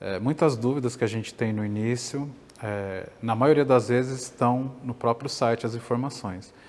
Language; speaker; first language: Portuguese; native; Portuguese